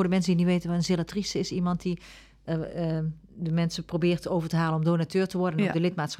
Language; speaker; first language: Dutch; native; Dutch